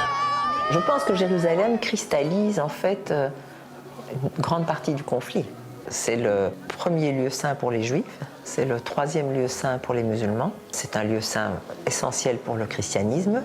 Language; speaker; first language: French; native; French